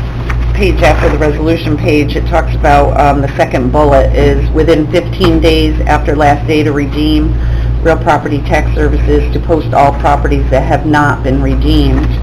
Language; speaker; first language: English; native; English